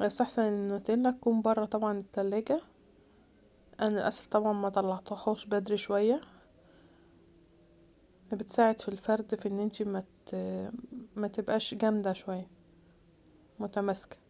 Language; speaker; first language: Arabic; native; Arabic